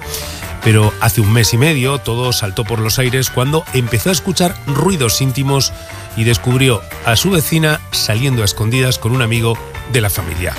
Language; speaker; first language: Spanish; native; Spanish